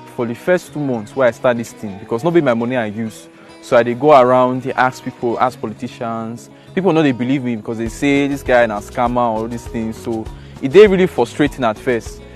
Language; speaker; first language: Nigerian Pidgin; native; Nigerian Pidgin